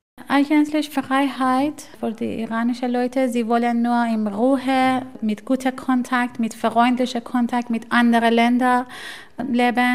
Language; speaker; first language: German; non-native, learner; Persian